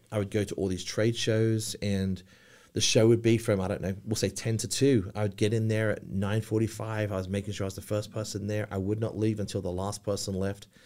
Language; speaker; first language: English; native; English